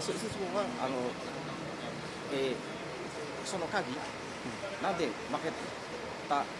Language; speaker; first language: Japanese; non-native, learner; Indonesian